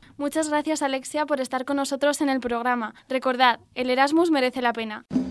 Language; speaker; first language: Spanish; native; Spanish